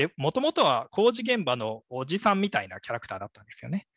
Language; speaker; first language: Japanese; native; Japanese